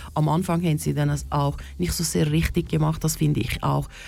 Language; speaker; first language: German; non-native, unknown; Turkish